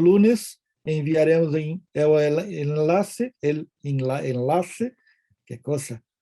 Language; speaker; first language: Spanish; non-native, learner; Portuguese